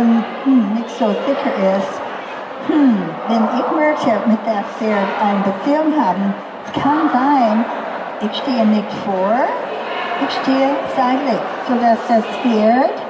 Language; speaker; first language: German; non-native, fluent; English